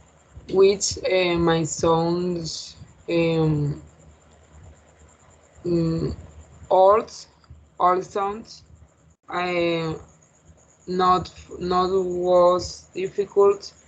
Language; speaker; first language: English; non-native, learner; Spanish